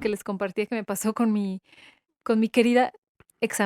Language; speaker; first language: Spanish; native; Spanish